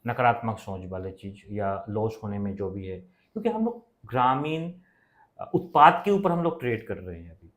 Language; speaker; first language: Hindi; non-native, local second language; Bangla